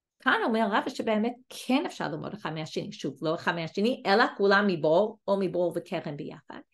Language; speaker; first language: Hebrew; non-native, fluent; English